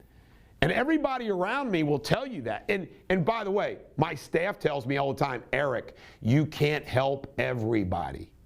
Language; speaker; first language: English; native; English